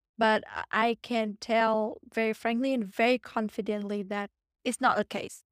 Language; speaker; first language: English; non-native, fluent; Vietnamese